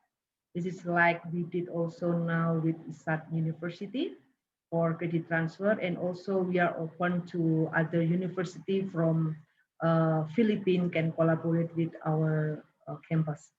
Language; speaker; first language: English; non-native, learner; Indonesian